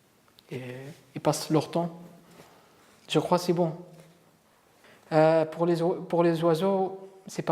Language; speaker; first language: French; non-native, learner; Arabic